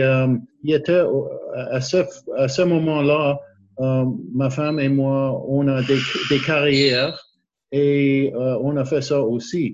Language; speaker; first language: French; non-native, learner; English